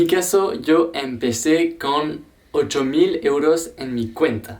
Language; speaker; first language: Spanish; non-native, fluent; French